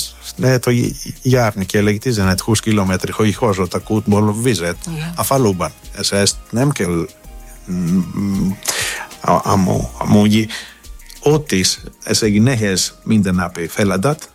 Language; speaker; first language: Hungarian; non-native, learner; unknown